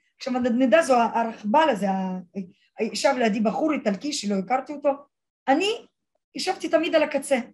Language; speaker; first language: Hebrew; non-native, fluent; Russian